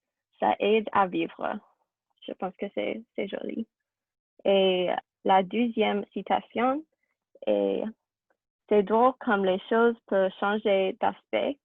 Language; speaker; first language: French; non-native, learner; English